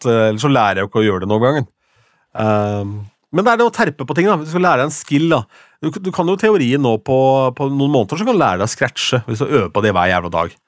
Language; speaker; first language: Norwegian; native; Norwegian